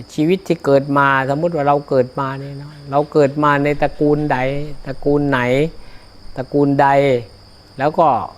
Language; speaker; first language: Thai; native; Thai